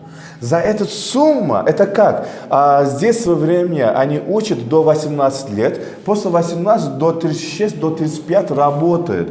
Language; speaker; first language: Russian; non-native, local second language; Azerbaijani